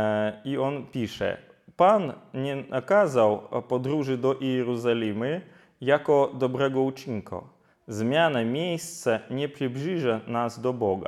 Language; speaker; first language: Polish; non-native, fluent; Ukrainian